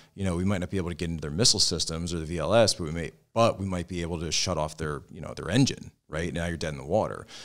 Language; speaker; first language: English; native; English